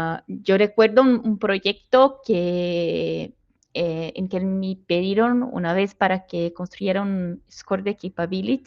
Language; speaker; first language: Spanish; non-native, fluent; Portuguese